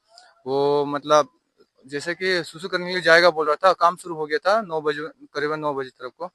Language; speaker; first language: Hindi; non-native, local second language; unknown